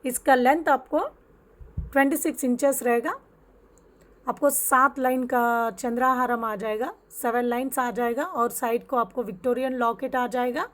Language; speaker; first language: Hindi; non-native, local second language; Telugu